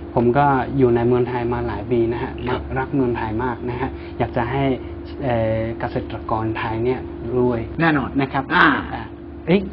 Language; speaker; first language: Thai; non-native, fluent; Chinese